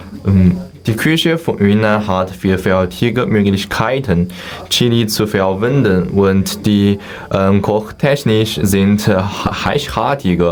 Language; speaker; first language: German; non-native, learner; Chinese